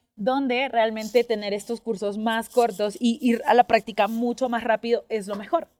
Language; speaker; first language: Spanish; native; Spanish